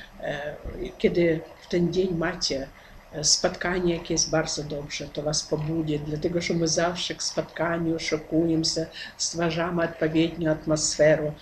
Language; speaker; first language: Polish; non-native, learner; Ukrainian